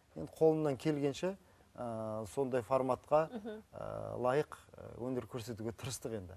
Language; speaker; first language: Kazakh; native; Kazakh